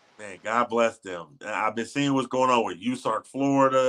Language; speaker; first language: English; native; English